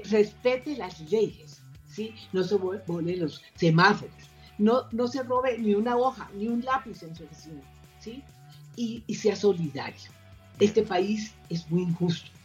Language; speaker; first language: Spanish; native; Spanish